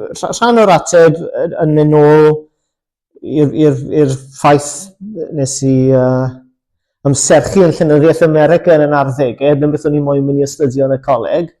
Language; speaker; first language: Welsh; native; Welsh